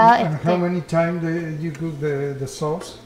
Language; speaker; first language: English; non-native, learner; Spanish